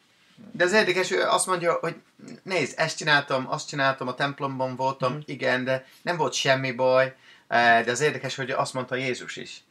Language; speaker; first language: Hungarian; non-native, fluent; English